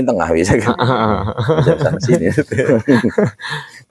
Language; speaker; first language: Indonesian; native; Indonesian